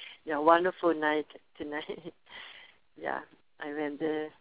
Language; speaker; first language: English; non-native, learner; Thai